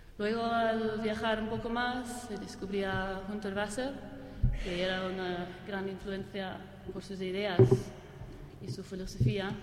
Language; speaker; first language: Spanish; non-native, fluent; English